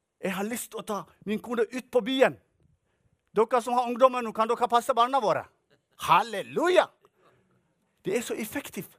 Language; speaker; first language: Norwegian; non-native, fluent; Tigrinya